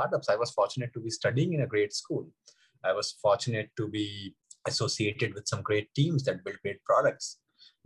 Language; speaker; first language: English; non-native, local second language; Hindi